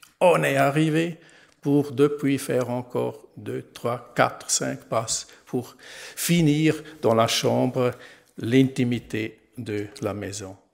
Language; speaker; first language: French; non-native, learner; German